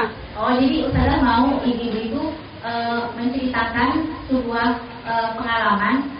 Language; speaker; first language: Indonesian; native; Indonesian